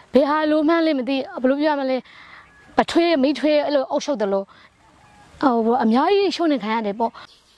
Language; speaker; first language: Burmese; native; Burmese